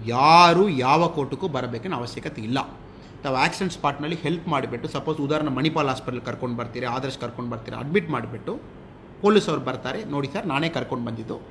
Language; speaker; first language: Kannada; non-native, local second language; Tamil